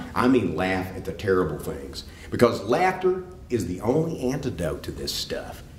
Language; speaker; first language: English; native; English